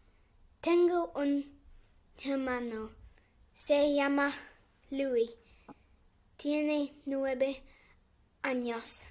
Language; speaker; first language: Spanish; non-native, learner; English